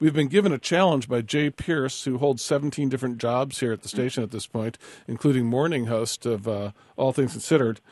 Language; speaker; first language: English; native; English